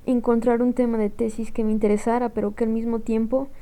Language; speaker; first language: Spanish; early bilingual, heritage; Spanish